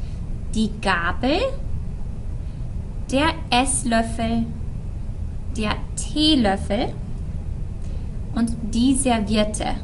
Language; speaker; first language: German; non-native, fluent; English